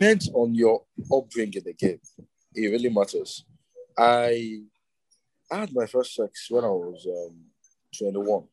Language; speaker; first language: English; non-native, local second language; Igbo